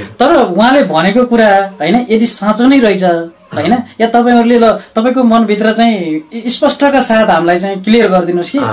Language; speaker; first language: Nepali; native; Nepali